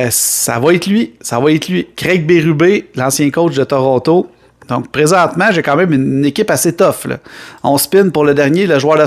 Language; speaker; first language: French; native; French